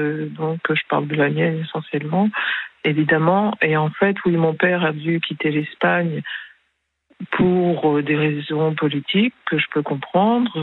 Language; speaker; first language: French; early bilingual, other home language; Spanish